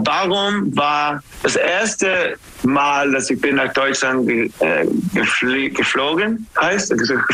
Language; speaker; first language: German; non-native, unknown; English